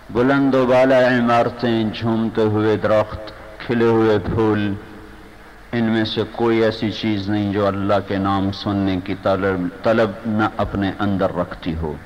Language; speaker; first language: Urdu; non-native, local second language; Punjabi